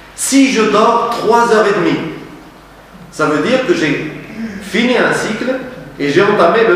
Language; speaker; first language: French; non-native, local second language; Arabic